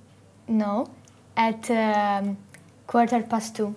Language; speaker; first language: English; non-native, learner; Italian